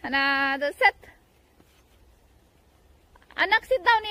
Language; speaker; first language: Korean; non-native, learner; Filipino